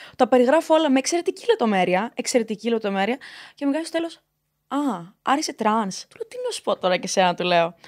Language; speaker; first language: Greek; native; Greek